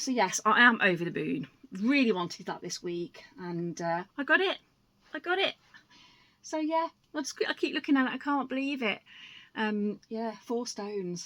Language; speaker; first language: English; native; English